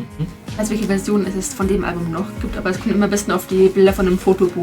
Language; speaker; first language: German; native; German